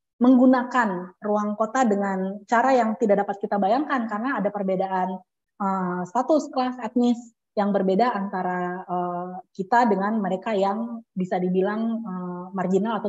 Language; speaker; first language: Indonesian; native; Indonesian